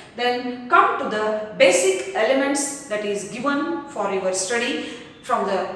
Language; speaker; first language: English; non-native, local second language; Kannada